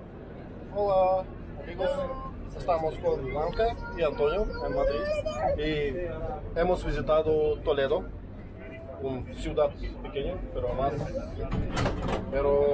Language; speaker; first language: Spanish; non-native, learner; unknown